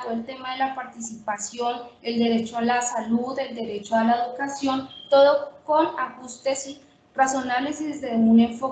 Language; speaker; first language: Spanish; native; Spanish